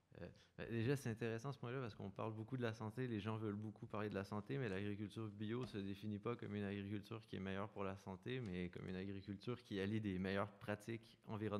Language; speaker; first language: French; native; French